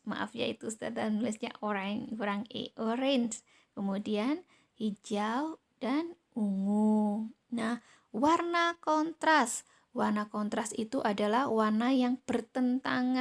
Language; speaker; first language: Indonesian; native; Indonesian